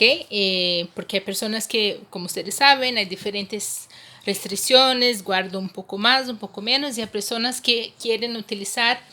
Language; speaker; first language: Spanish; non-native, fluent; Portuguese